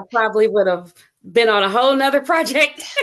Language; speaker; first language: English; native; English